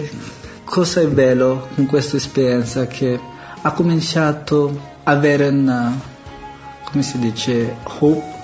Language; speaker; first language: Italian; non-native, learner; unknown